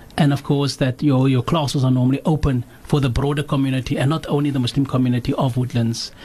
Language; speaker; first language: English; native; English